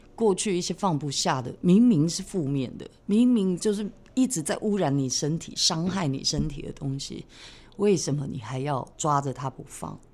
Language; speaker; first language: Chinese; native; Chinese